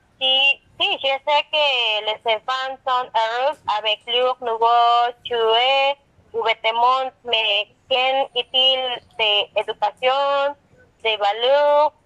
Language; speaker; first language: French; non-native, learner; Spanish